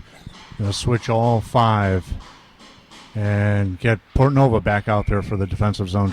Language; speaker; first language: English; native; English